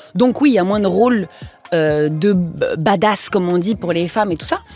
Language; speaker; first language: French; native; French